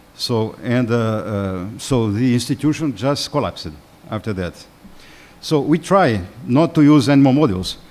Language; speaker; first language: English; non-native, fluent; Portuguese